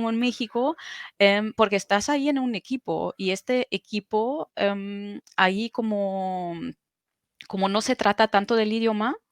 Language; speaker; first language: Spanish; non-native, fluent; German